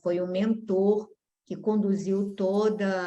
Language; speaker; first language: Portuguese; native; Portuguese